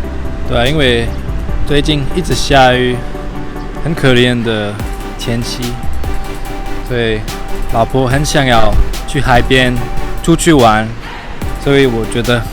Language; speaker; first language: Chinese; non-native, fluent; French